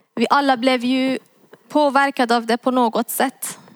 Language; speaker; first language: Swedish; non-native, fluent; Persian